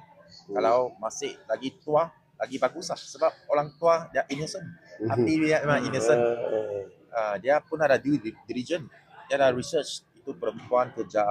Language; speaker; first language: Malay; non-native, local second language; Chinese